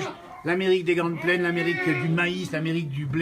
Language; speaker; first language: French; native; French